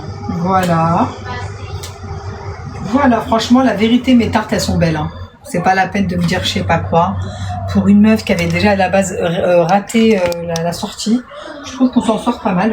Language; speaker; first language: French; native; French